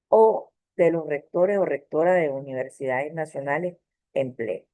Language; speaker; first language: Spanish; native; Spanish